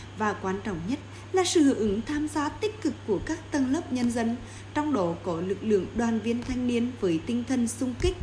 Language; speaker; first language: Vietnamese; non-native, local second language; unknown